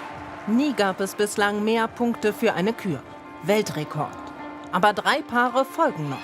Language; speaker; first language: German; native; German